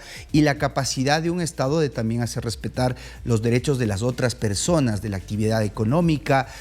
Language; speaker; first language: Spanish; native; Spanish